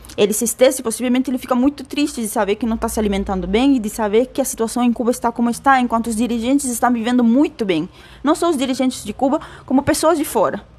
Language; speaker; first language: Portuguese; non-native, fluent; Spanish